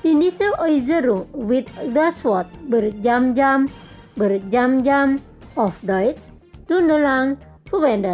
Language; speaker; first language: German; non-native, fluent; Indonesian